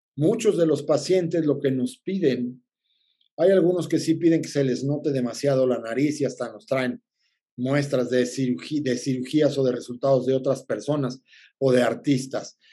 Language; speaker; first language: Spanish; native; Spanish